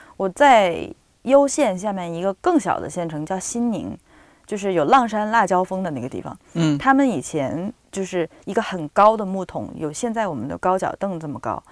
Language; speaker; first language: Chinese; native; Chinese